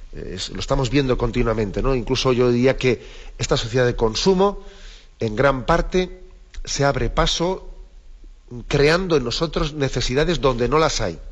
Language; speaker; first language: Spanish; native; Spanish